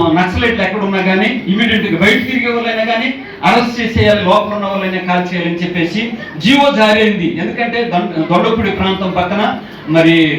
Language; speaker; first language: Telugu; non-native, local second language; Koya